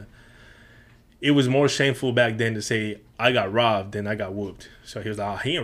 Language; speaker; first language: English; non-native, fluent; Spanish